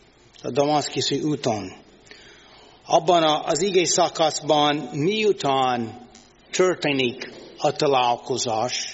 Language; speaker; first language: Hungarian; non-native, fluent; English